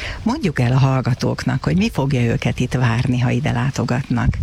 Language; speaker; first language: Hungarian; native; Hungarian